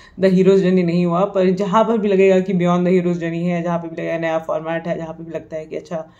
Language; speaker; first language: Hindi; native; Hindi